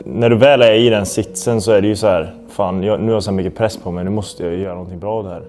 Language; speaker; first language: Swedish; native; Swedish